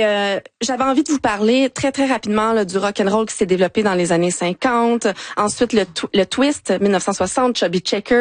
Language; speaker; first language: French; native; French